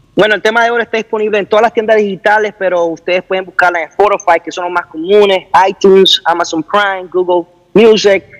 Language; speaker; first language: Spanish; native; Spanish